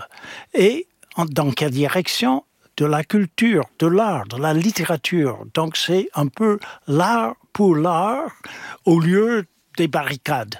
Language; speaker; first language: French; non-native, fluent; English